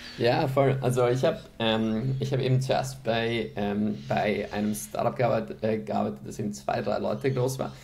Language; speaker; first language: German; early bilingual, other home language; Polish